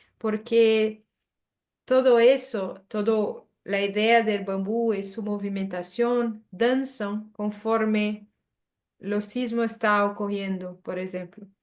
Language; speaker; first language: Spanish; non-native, learner; Portuguese